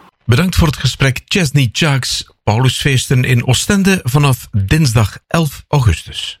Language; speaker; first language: Dutch; native; Dutch